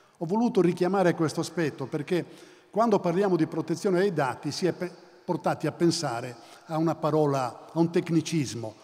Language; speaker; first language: Italian; native; Italian